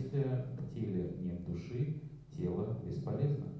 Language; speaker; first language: Russian; native; Russian